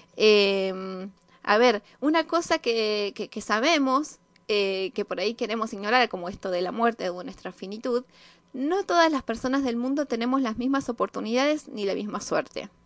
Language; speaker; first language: Spanish; native; Spanish